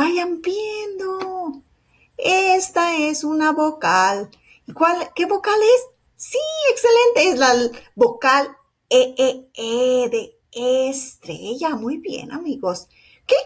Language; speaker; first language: Spanish; early bilingual, heritage; Spanish